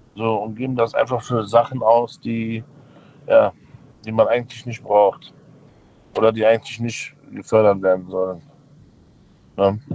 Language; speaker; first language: German; native; German